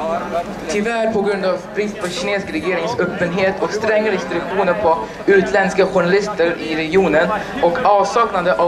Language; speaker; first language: Swedish; non-native, learner; Uyghur